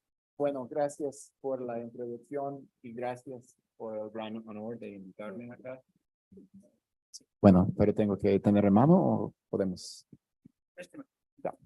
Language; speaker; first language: Spanish; non-native, fluent; English